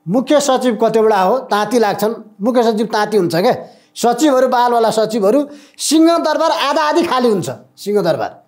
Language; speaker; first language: Nepali; native; Nepali